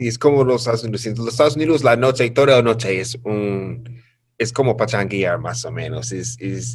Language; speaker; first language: Spanish; non-native, learner; English